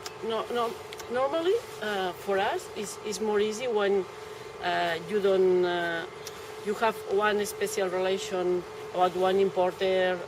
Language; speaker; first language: English; non-native, learner; Catalan